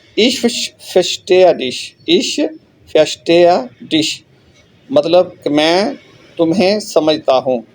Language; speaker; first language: Urdu; non-native, local second language; Punjabi